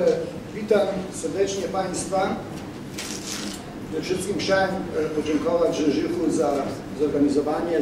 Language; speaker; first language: Polish; non-native, fluent; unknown